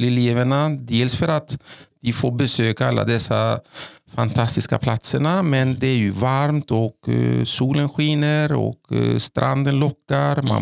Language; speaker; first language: Norwegian; non-native, fluent; Greek